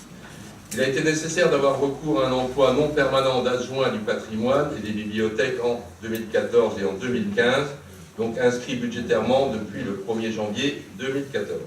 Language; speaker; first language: French; native; French